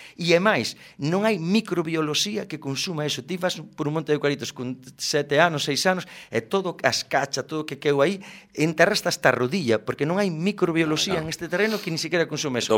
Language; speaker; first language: Galician; native; Galician